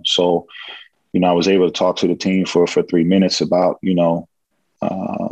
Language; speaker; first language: English; native; English